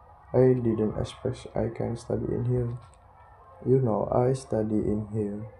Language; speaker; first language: English; non-native, learner; Indonesian